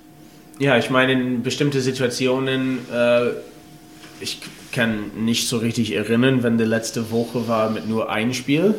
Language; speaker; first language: German; non-native, fluent; English